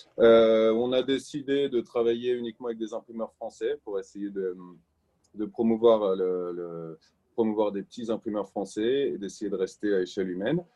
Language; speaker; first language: French; native; French